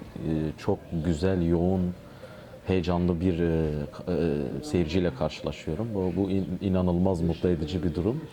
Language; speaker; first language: Turkish; non-native, local second language; Kurdish